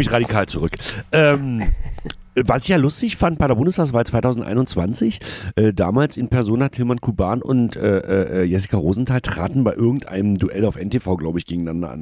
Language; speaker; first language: German; native; German